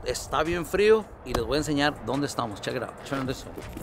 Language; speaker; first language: Spanish; early bilingual, heritage; Spanish